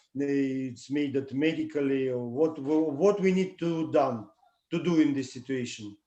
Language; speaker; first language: English; non-native, learner; Russian